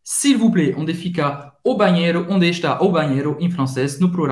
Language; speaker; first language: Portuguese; non-native, fluent; French